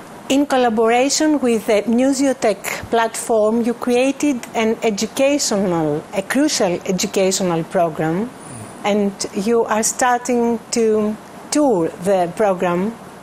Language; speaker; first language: English; non-native, fluent; Greek